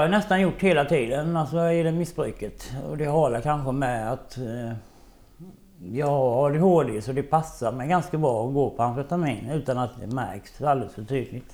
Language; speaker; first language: Swedish; native; Swedish